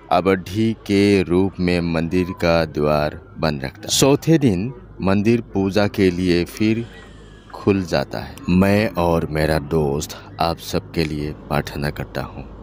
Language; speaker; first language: Hindi; non-native, local second language; Assamese